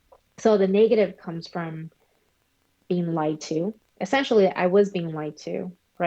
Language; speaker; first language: English; early bilingual, other home language; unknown